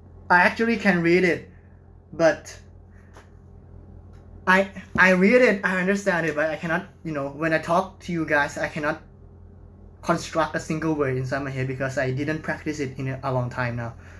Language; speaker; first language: English; non-native, fluent; Thai